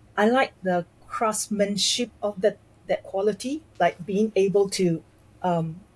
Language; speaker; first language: English; non-native, local second language; Chinese